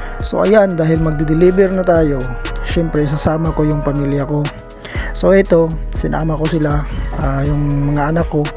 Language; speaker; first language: Filipino; non-native, local second language; Cebuano